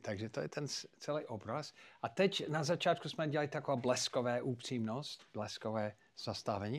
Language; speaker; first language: Czech; non-native, fluent; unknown